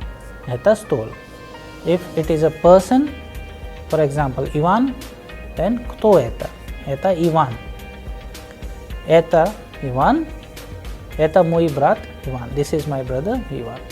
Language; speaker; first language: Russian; non-native, fluent; Hindi